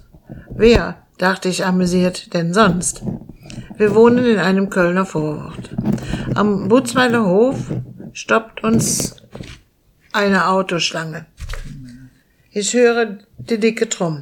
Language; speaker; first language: German; native; German